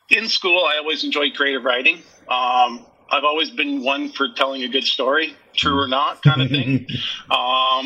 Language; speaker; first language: English; native; English